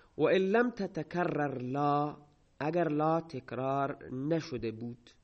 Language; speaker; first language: Persian; non-native, local second language; Baluchi